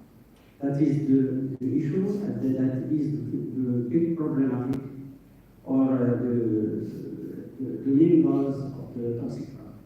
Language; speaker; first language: English; non-native, fluent; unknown